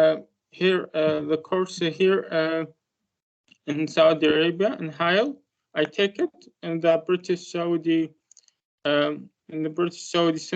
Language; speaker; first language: English; non-native, learner; Arabic